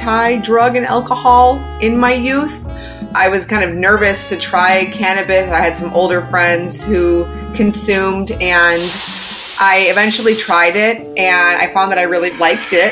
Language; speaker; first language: English; native; English